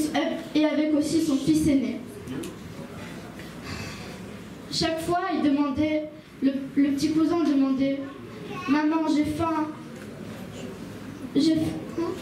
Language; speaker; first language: French; early bilingual, other home language; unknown